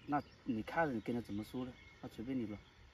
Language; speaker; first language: Chinese; non-native, local second language; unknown